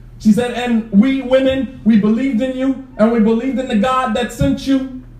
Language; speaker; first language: English; native; English